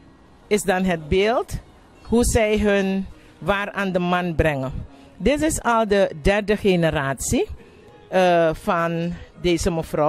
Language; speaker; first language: Dutch; non-native, local second language; Javanese